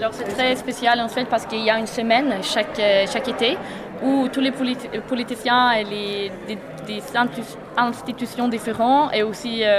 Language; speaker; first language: French; non-native, fluent; Swedish